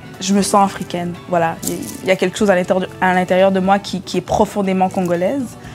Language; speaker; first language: French; early bilingual, other home language; Lingala